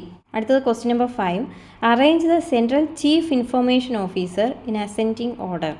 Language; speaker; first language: Malayalam; native; Malayalam